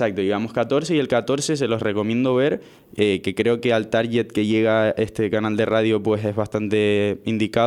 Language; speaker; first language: Spanish; native; Spanish